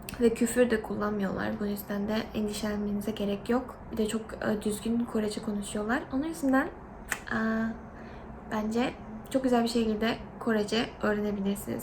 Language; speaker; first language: Turkish; non-native, fluent; Korean